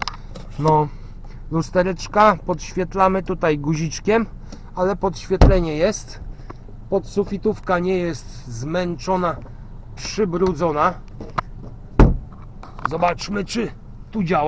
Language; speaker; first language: Polish; native; Polish